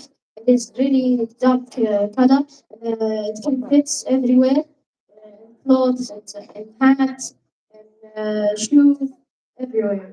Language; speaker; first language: English; non-native, learner; Arabic